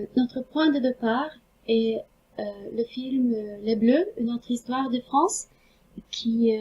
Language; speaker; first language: French; non-native, fluent; Norwegian